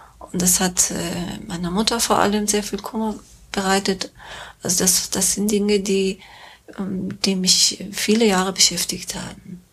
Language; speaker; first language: German; non-native, fluent; Persian